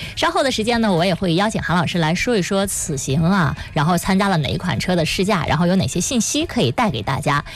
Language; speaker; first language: Chinese; native; Chinese